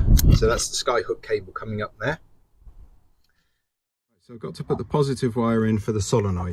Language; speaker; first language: English; native; English